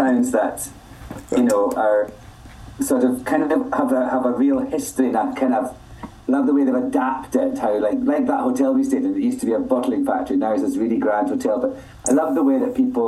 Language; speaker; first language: English; native; English